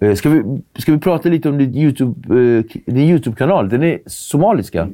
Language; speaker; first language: Swedish; early bilingual, other home language; Kabuverdianu